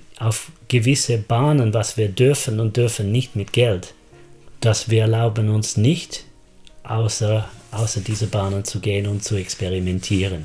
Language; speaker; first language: German; non-native, fluent; English